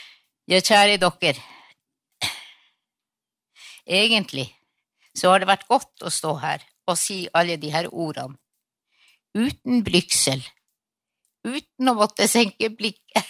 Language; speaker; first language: Norwegian; non-native, local second language; Northern Sami